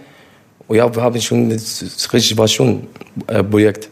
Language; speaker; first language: German; non-native, learner; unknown